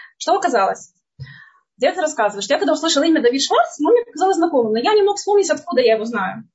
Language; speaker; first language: Russian; native; Russian